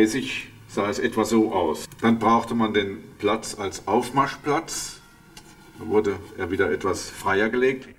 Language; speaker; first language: German; native; German